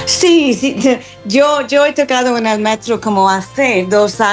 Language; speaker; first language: Spanish; non-native, fluent; English